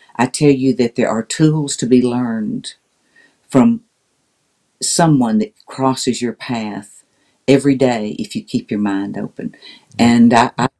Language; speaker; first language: English; native; English